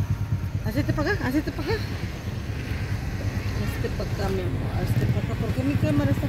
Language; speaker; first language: Spanish; native; Spanish